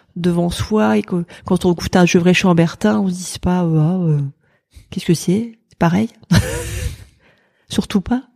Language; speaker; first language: French; native; French